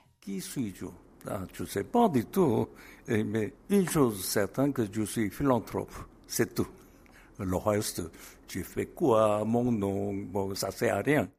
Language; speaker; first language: French; non-native, fluent; Korean